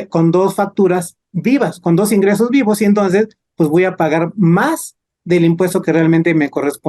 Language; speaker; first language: Spanish; native; Spanish